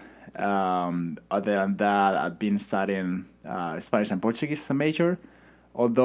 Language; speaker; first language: English; non-native, fluent; Spanish